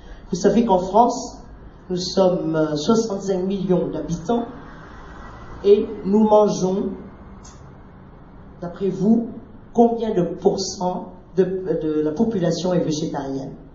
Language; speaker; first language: French; non-native, fluent; Vietnamese